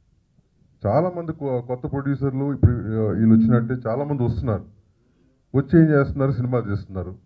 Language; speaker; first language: Telugu; native; Telugu